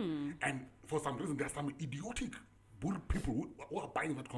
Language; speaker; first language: English; non-native, local second language; Tsonga